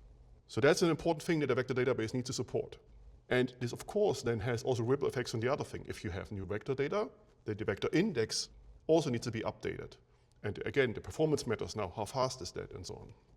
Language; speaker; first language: English; non-native, fluent; German